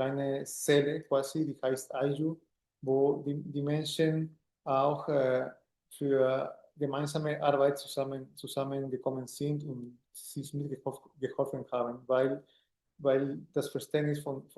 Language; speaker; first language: German; non-native, fluent; Spanish